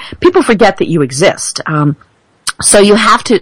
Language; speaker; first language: English; native; English